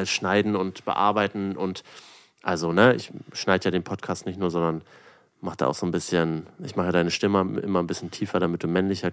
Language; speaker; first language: German; native; German